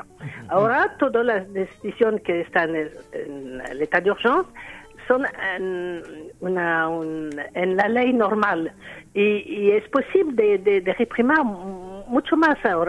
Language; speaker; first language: Spanish; non-native, learner; French